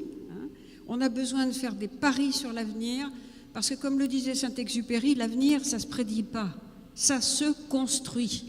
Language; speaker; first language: French; native; French